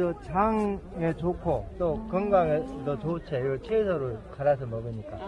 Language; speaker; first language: Korean; native; Korean